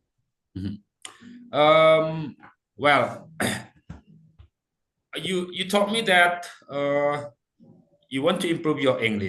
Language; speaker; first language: English; non-native, fluent; Indonesian